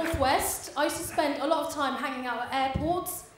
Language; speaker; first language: English; native; English